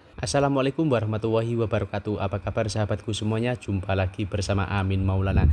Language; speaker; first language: Indonesian; non-native, local second language; Javanese